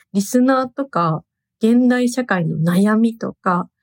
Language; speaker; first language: Japanese; native; Japanese